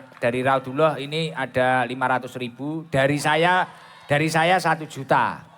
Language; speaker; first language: Indonesian; non-native, local second language; Javanese